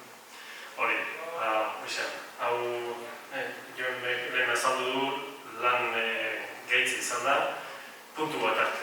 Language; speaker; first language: Basque; native; Basque